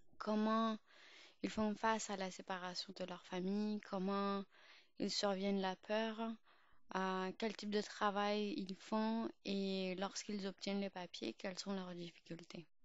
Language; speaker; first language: French; early bilingual, other home language; Urdu